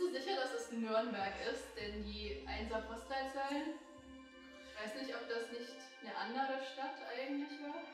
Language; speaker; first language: German; native; German